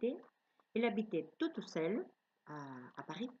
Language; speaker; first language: French; non-native, learner; Spanish